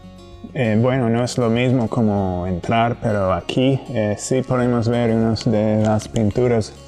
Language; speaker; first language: Spanish; non-native, fluent; English